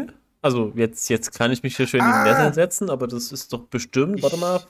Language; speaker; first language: German; native; German